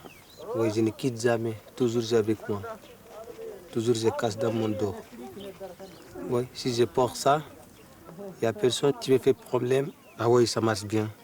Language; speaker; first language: French; non-native, learner; Fula